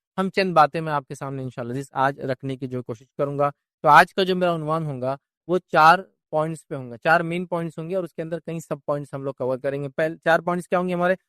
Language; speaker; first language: Urdu; native; Urdu